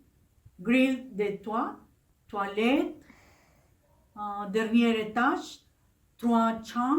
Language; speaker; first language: French; non-native, learner; Spanish